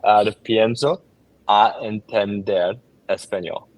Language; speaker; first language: Spanish; non-native, learner; English